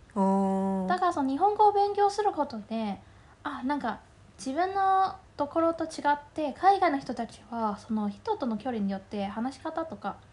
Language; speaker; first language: Japanese; non-native, fluent; Chinese